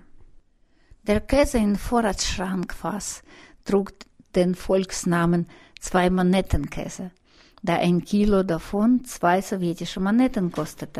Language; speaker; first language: German; non-native, fluent; Russian